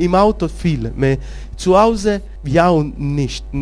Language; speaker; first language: German; non-native, local second language; French